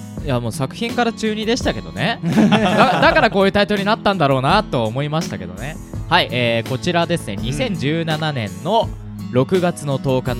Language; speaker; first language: Japanese; native; Japanese